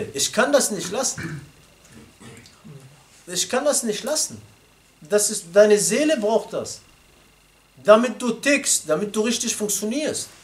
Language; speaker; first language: German; non-native, fluent; Arabic